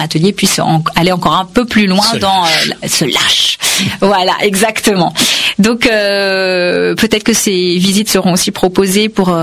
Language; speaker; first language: French; non-native, fluent; Kannada